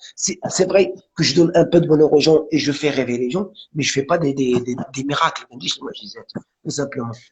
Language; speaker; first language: French; non-native, local second language; Arabic